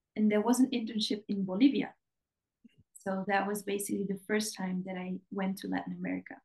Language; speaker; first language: English; non-native, fluent; Dutch